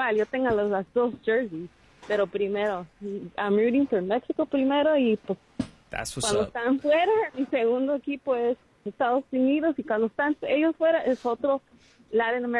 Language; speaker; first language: Spanish; early bilingual, heritage; Spanish